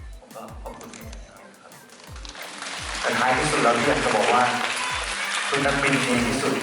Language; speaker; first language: Thai; native; Thai